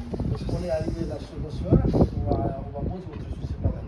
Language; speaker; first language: French; non-native, learner; Nepali